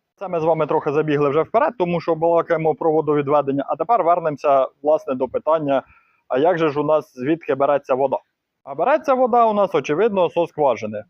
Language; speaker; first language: Ukrainian; native; Ukrainian